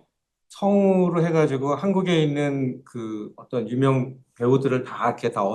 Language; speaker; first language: Korean; native; Korean